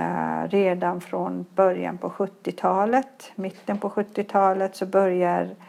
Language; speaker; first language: Swedish; early bilingual, other home language; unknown